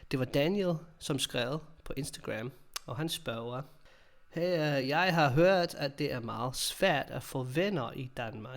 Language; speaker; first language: Danish; non-native, fluent; English